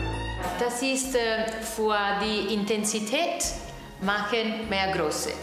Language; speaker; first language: German; non-native, learner; Italian